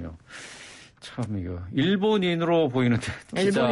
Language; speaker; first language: Korean; native; Korean